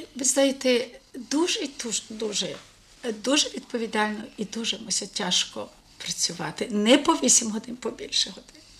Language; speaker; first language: Ukrainian; early bilingual, heritage; Ukrainian